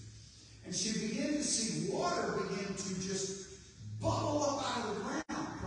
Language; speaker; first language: English; native; English